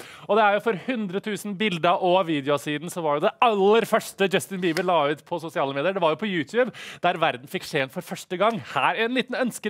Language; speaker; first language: Norwegian; native; Norwegian